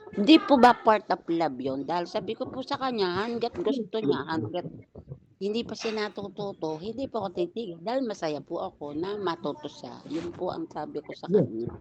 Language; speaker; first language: Filipino; native; Filipino